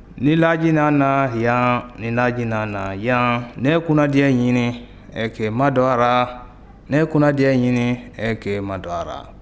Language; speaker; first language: Italian; non-native, learner; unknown